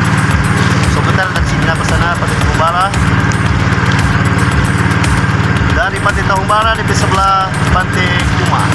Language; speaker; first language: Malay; non-native, local second language; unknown